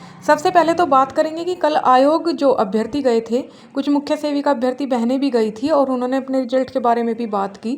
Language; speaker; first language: Hindi; native; Hindi